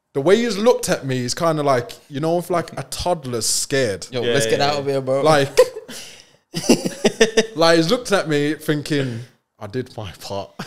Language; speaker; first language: English; native; English